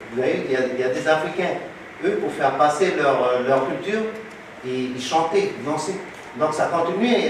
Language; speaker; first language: French; native; French